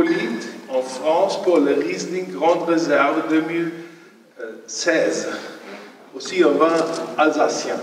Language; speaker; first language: French; non-native, learner; German